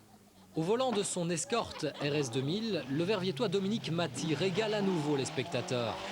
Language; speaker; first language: French; native; French